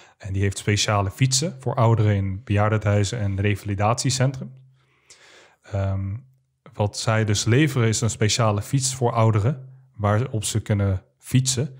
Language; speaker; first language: Dutch; early bilingual, other home language; Arabic